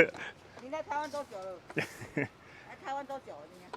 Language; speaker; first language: Chinese; non-native, local second language; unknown